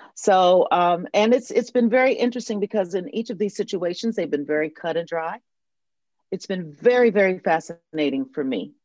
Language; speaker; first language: English; native; English